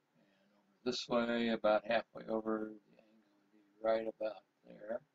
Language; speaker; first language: English; native; English